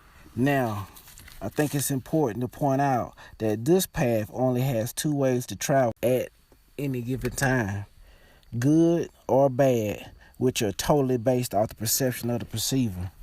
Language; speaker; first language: English; native; English